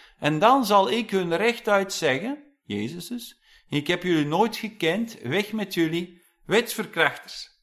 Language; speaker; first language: Dutch; non-native, fluent; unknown